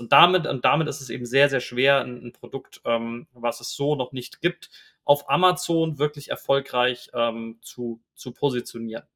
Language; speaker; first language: German; native; German